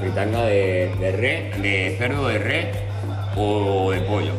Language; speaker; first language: Spanish; non-native, local second language; Catalan